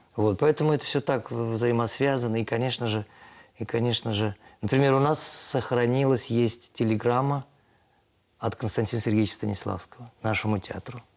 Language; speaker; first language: Russian; non-native, local second language; Tatar